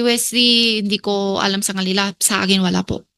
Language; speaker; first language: Filipino; non-native, learner; Chinese